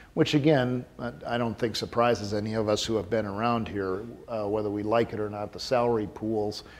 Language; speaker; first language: English; native; English